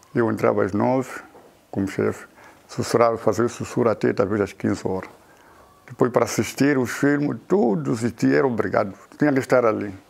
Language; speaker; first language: Portuguese; non-native, local second language; Tsonga